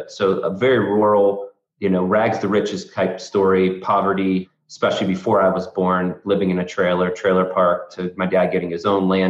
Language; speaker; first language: English; native; English